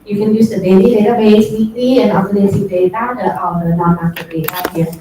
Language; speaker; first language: English; non-native, fluent; Thai